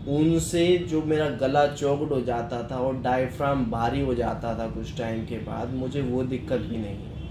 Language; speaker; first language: Hindi; native; Hindi